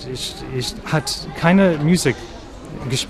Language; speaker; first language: German; non-native, learner; English